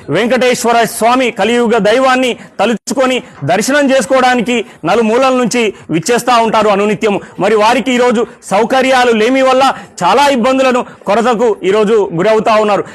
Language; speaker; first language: Telugu; non-native, local second language; Lambadi